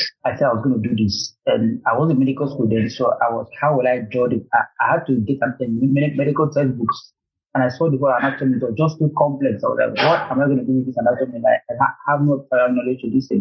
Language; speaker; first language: English; non-native, local second language; Igbo